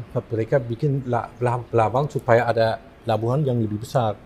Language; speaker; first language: Indonesian; non-native, fluent; Dutch